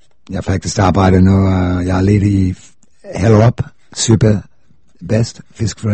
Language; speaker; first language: Danish; non-native, fluent; English